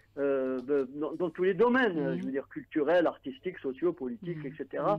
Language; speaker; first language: French; non-native, local second language; Arabic